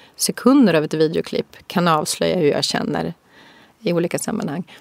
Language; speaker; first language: Swedish; native; Swedish